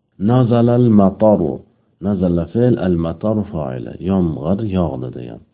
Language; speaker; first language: Arabic; non-native, fluent; Uzbek